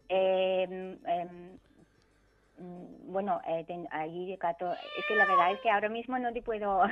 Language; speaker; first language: Spanish; non-native, fluent; German